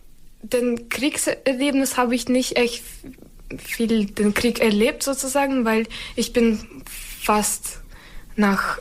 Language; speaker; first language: German; non-native, fluent; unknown